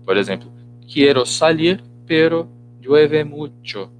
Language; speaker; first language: Spanish; non-native, fluent; Portuguese